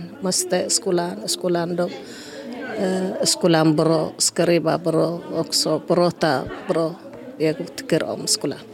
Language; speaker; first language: Swedish; non-native, learner; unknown